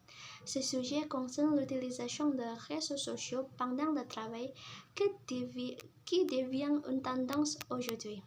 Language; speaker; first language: French; non-native, learner; Indonesian